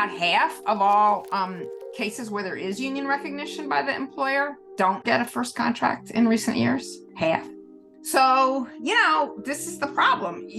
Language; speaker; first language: English; native; English